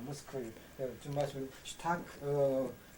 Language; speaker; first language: German; non-native, learner; Korean